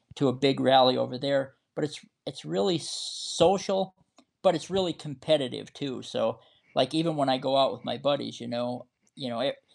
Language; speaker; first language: English; native; English